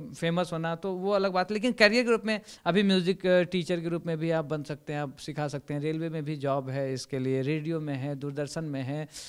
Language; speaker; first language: Hindi; native; Hindi